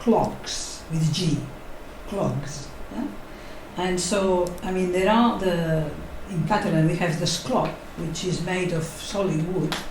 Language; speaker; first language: English; non-native, fluent; Catalan